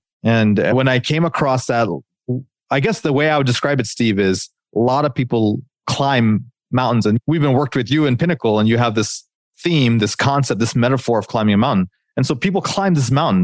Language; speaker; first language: English; native; English